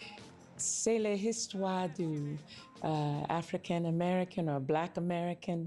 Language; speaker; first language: French; non-native, learner; English